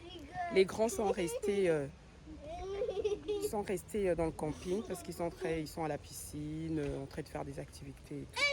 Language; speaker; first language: French; native; French